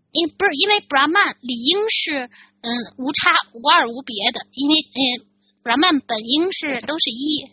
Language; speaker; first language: Chinese; native; Chinese